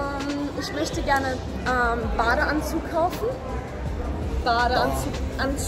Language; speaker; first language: German; non-native, learner; English